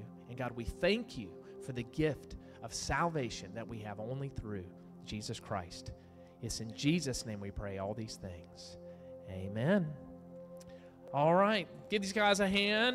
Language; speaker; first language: English; native; English